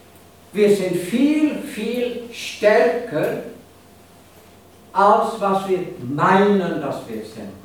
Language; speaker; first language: German; non-native, fluent; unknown